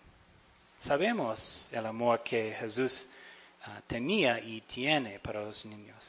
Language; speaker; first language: Spanish; non-native, fluent; English